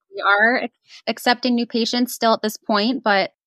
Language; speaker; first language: English; native; English